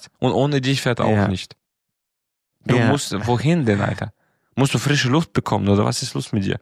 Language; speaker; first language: German; non-native, fluent; Romanian